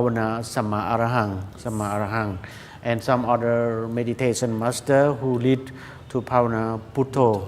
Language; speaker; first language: English; non-native, learner; Khmer